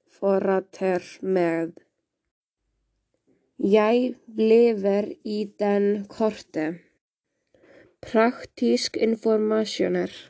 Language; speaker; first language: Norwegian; non-native, learner; Icelandic